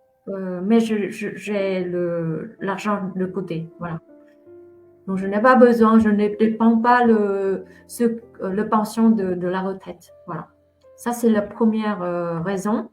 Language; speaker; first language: French; non-native, fluent; Vietnamese